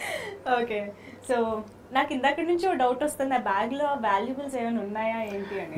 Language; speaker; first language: Telugu; native; Telugu